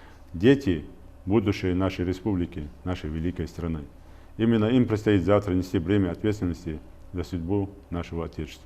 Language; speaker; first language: Russian; non-native, local second language; Ingush